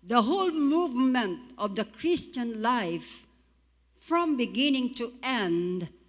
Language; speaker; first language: English; non-native, local second language; Filipino